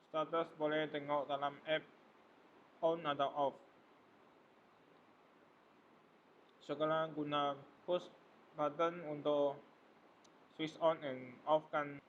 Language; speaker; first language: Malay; non-native, local second language; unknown